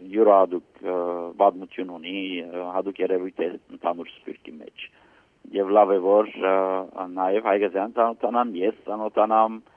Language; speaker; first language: Armenian; early bilingual, heritage; Armenian